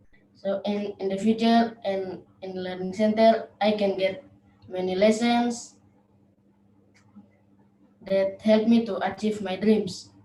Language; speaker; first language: English; non-native, learner; Indonesian